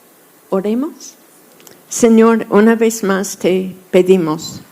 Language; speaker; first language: Spanish; non-native, fluent; English